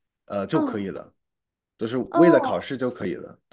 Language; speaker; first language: Chinese; non-native, fluent; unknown